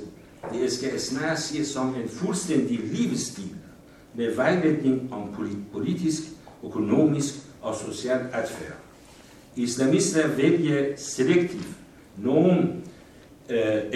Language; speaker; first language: Danish; non-native, fluent; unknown